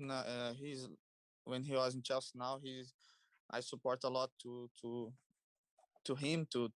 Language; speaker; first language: English; non-native, learner; Portuguese